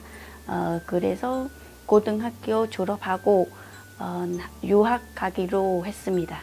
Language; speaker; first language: Korean; non-native, fluent; Vietnamese